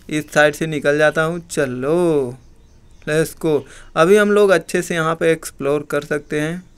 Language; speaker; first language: Hindi; native; Hindi